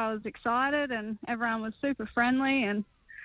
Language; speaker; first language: English; native; English